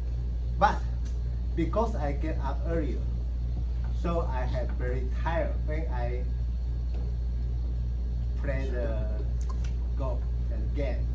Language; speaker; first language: English; non-native, learner; Chinese